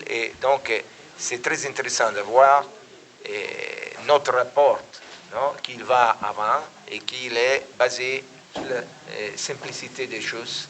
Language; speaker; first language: French; non-native, learner; Italian